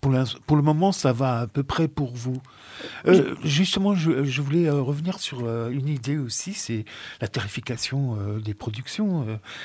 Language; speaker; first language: French; native; French